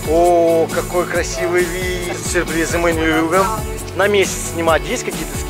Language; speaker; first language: Russian; native; Russian